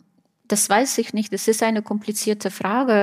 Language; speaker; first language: German; non-native, fluent; Russian